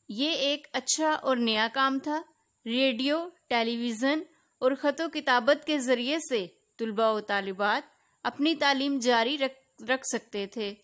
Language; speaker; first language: Urdu; native; Urdu